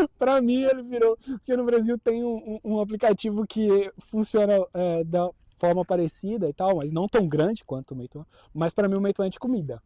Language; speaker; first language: Portuguese; native; Portuguese